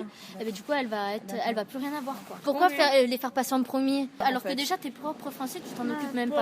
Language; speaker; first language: French; native; French